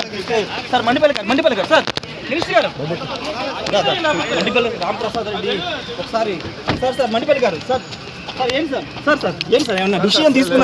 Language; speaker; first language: Telugu; native; Telugu